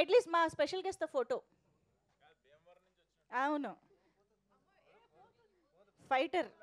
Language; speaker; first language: Telugu; native; Telugu